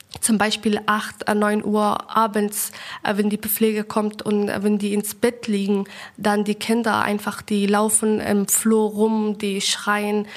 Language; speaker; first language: German; non-native, fluent; Persian